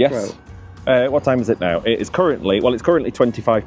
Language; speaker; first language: English; native; English